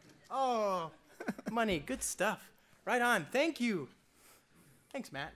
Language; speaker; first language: English; native; English